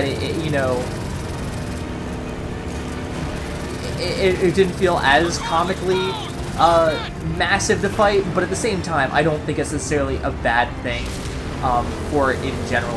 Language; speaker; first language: English; native; English